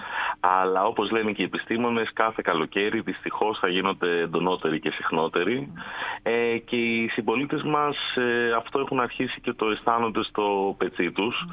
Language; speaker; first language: Greek; native; Greek